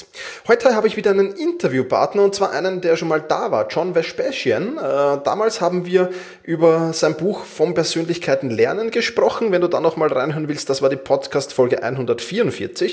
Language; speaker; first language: German; native; German